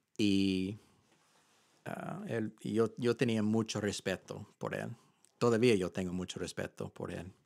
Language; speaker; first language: Spanish; early bilingual, heritage; Spanish